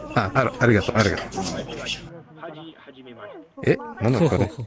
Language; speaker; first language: Japanese; non-native, learner; Spanish